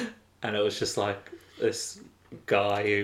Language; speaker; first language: English; native; English